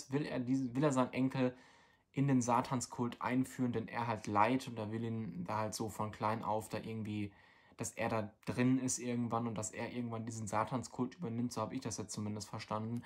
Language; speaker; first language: German; native; German